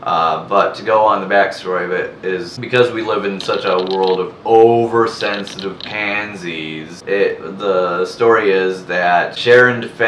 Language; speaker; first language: English; native; English